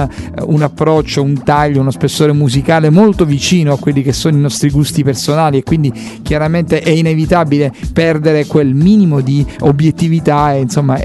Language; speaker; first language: Italian; native; Italian